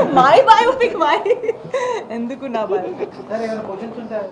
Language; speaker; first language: Telugu; non-native, learner; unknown